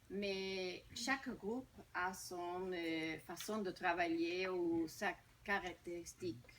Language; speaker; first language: French; non-native, fluent; Spanish